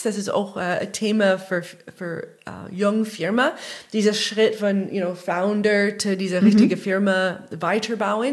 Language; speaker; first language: German; non-native, learner; English